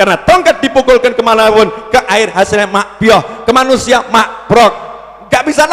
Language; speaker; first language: Indonesian; native; Indonesian